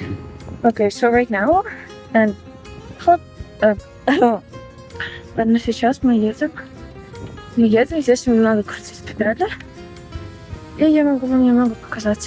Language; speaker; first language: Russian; early bilingual, heritage; Russian